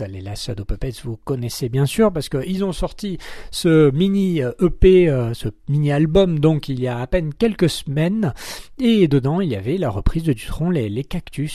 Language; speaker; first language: French; native; French